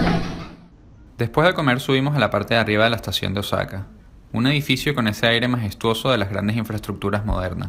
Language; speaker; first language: Spanish; native; Spanish